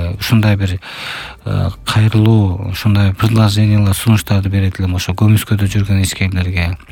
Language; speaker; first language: Kyrgyz; native; Kyrgyz